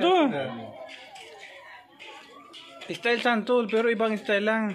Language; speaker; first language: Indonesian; non-native, learner; Filipino